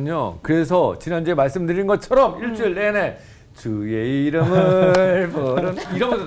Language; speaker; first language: Korean; native; Korean